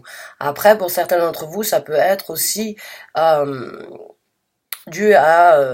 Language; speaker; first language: French; native; French